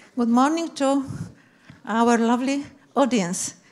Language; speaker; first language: English; non-native, fluent; Polish